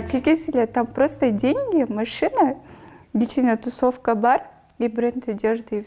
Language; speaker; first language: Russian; non-native, local second language; Kyrgyz